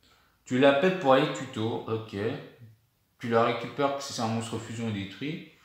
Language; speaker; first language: French; native; French